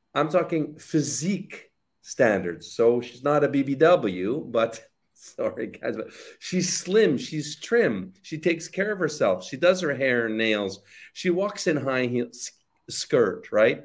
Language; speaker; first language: English; native; English